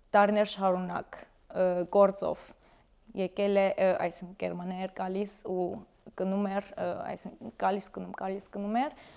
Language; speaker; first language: Armenian; early bilingual, heritage; Armenian